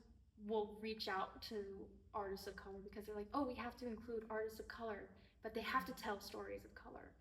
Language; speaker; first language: English; native; English